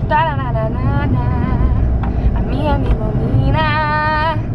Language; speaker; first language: Portuguese; non-native, learner; Dutch